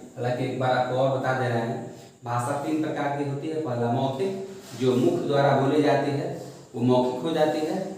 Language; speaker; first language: Hindi; non-native, local second language; Bhojpuri